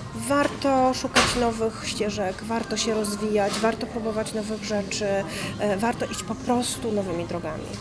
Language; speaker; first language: Polish; native; Polish